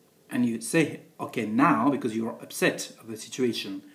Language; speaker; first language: English; non-native, fluent; French